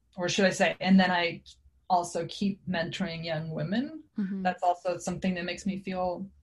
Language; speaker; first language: English; non-native, fluent; Serbian